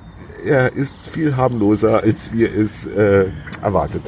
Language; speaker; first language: German; native; German